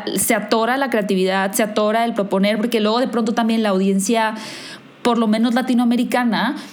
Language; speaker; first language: Spanish; native; Spanish